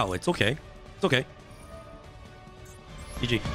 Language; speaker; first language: English; native; English